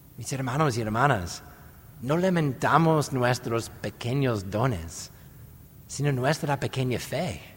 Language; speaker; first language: Spanish; non-native, fluent; English